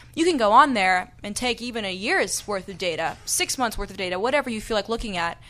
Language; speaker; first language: English; native; English